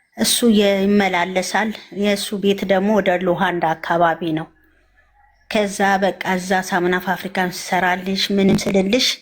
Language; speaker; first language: Amharic; native; Amharic